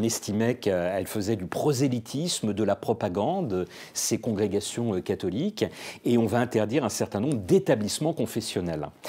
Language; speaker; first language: French; native; French